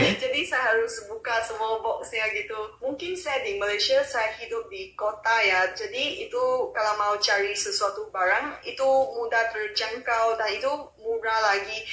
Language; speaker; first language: Malay; non-native, local second language; Chinese